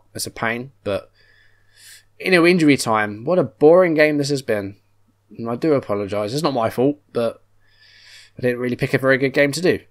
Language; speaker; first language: English; native; English